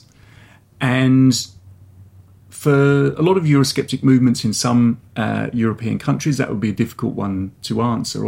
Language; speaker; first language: English; native; English